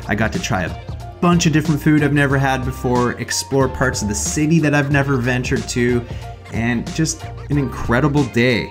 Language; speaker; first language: English; native; English